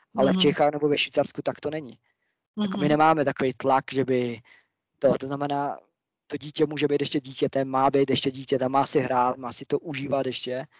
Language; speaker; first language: Czech; early bilingual, other home language; German